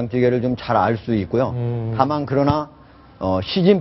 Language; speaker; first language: Korean; native; Korean